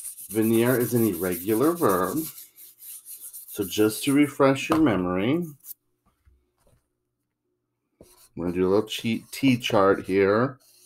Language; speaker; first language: English; native; English